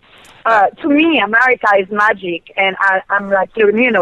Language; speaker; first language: English; non-native, fluent; French